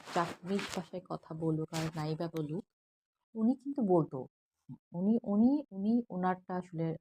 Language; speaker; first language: Bangla; non-native, local second language; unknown